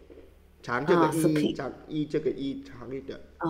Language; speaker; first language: Chinese; non-native, fluent; Vietnamese